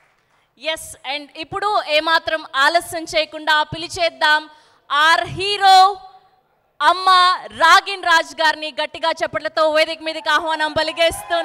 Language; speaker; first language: Telugu; native; Telugu